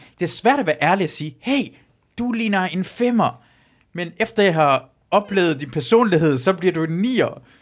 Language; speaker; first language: Danish; early bilingual, other home language; Persian